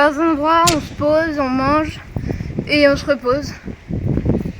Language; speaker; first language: French; native; French